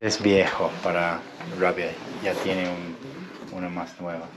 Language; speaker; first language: Spanish; non-native, learner; English